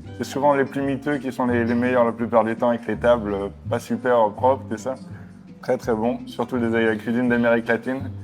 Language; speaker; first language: French; native; French